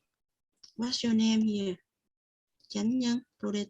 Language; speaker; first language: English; non-native, fluent; Vietnamese